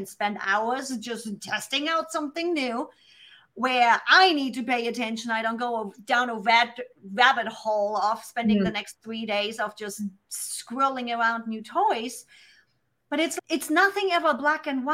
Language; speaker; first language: English; non-native, fluent; German